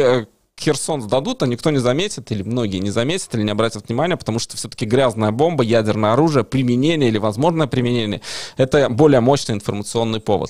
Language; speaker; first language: Russian; native; Russian